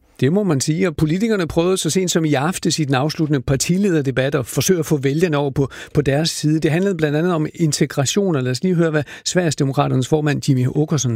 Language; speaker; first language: Danish; native; Danish